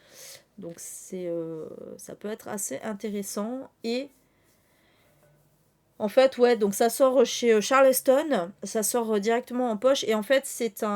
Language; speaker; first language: French; native; French